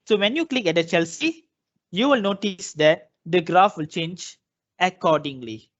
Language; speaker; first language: English; non-native, local second language; Malay